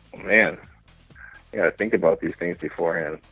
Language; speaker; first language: English; native; English